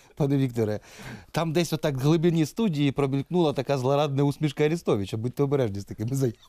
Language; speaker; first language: Ukrainian; native; Ukrainian